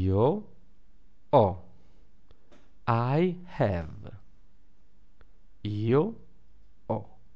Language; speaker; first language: Italian; non-native, fluent; English